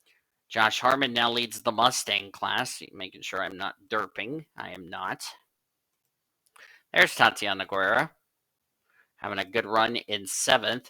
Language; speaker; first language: English; native; English